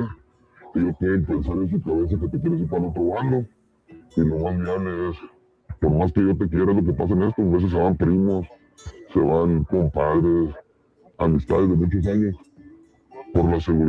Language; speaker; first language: Spanish; native; Spanish